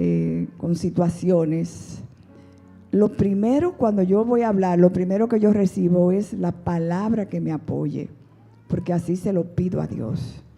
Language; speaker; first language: Spanish; native; Spanish